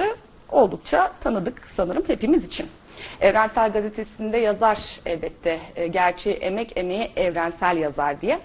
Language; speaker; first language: Turkish; native; Turkish